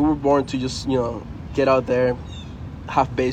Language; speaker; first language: English; non-native, fluent; Spanish